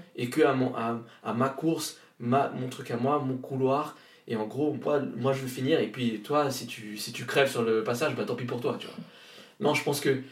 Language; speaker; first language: French; native; French